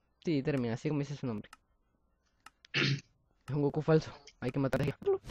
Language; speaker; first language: Spanish; native; Spanish